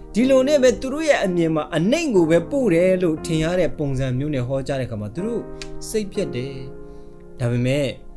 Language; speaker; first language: Burmese; non-native, local second language; Hakha Chin